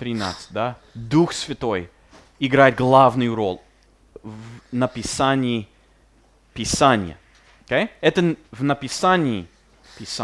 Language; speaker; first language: Russian; non-native, fluent; English